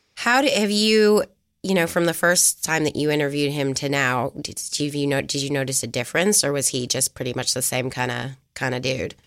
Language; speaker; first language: English; native; English